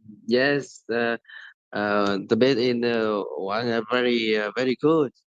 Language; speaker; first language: English; non-native, learner; Vietnamese